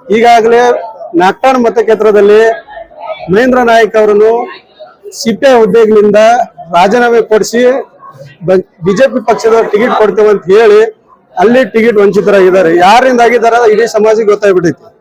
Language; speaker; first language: Kannada; non-native, local second language; Lambadi